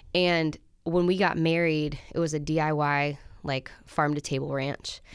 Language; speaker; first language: English; native; English